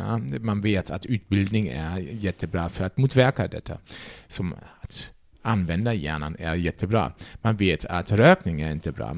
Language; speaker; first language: Swedish; non-native, fluent; German